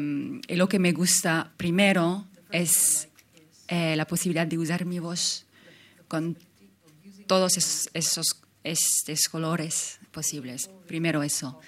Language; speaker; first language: Spanish; non-native, fluent; French